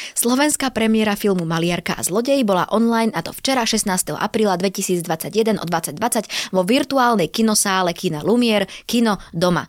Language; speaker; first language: Slovak; native; Slovak